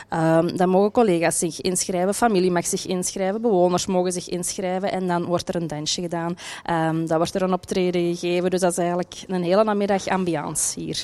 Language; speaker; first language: Dutch; native; Dutch